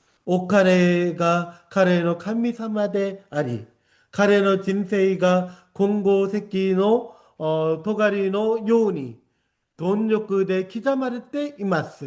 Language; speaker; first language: Japanese; non-native, fluent; Korean